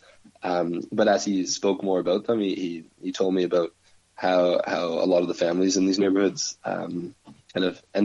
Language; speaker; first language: English; native; English